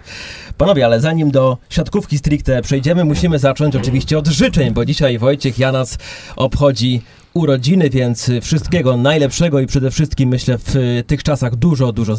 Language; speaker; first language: Polish; native; Polish